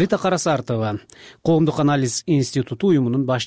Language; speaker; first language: Kyrgyz; native; Kyrgyz